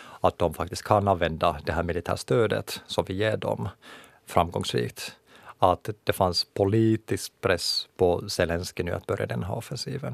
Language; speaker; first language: Swedish; non-native, local second language; Finnish